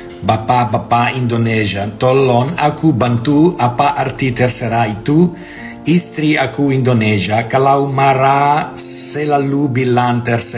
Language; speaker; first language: Indonesian; non-native, learner; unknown